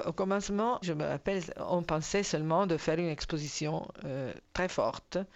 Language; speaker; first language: French; non-native, fluent; Italian